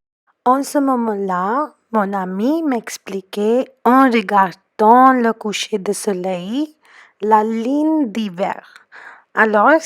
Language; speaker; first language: French; non-native, fluent; Hindi